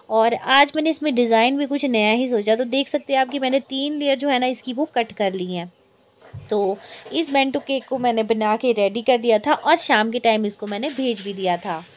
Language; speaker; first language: Hindi; native; Hindi